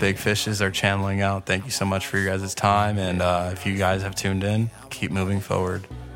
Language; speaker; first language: English; early bilingual, other home language; Spanish